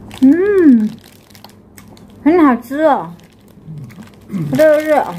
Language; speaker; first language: Chinese; non-native, learner; Indonesian